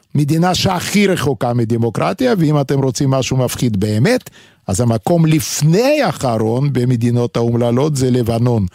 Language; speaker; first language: Hebrew; non-native, fluent; Lithuanian